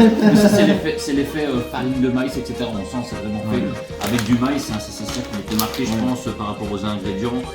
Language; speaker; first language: French; native; French